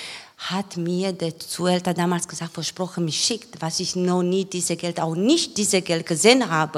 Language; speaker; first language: German; non-native, learner; Romanian